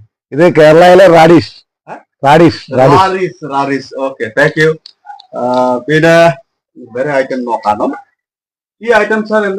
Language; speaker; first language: Malayalam; non-native, learner; Assamese